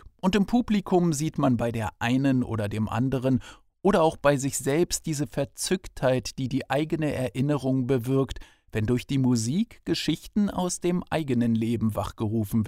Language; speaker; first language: German; native; German